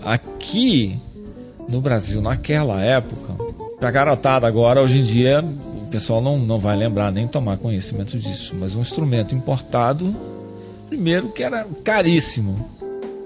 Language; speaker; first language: Portuguese; native; Portuguese